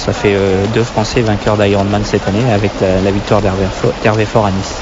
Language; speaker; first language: French; native; French